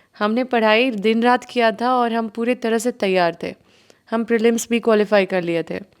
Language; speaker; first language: Hindi; native; Hindi